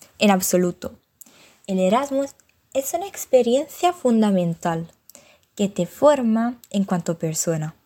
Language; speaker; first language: Spanish; non-native, fluent; Italian